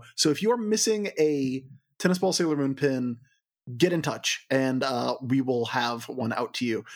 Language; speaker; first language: English; native; English